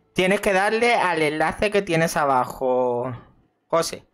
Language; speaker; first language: Spanish; native; Spanish